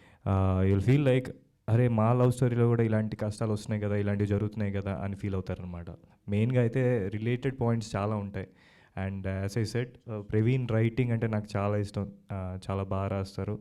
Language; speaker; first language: Telugu; native; Telugu